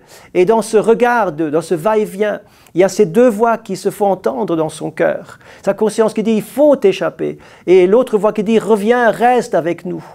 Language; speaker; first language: French; native; French